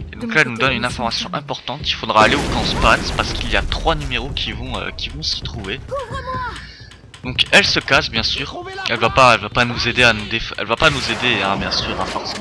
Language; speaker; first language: French; native; French